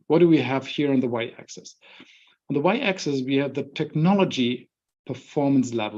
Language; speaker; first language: English; non-native, fluent; German